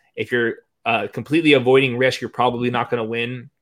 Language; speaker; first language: English; native; English